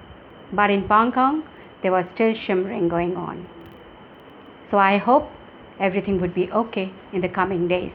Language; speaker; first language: English; non-native, local second language; Hindi